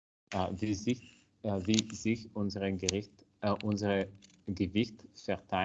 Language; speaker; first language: German; non-native, learner; Italian